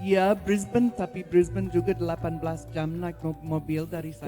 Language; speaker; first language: Indonesian; non-native, learner; English